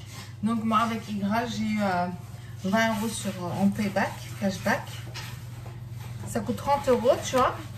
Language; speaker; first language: French; early bilingual, other home language; Turkish